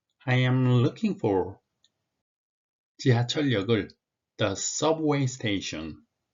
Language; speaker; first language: English; non-native, fluent; Korean